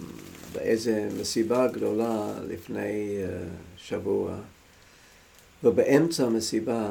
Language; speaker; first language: Hebrew; non-native, fluent; English